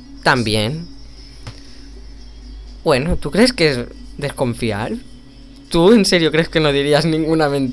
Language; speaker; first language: Spanish; native; Spanish